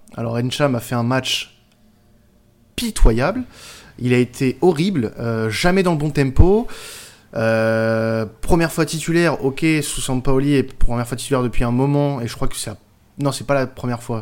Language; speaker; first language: French; native; French